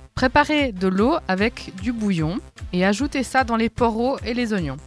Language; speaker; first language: French; native; French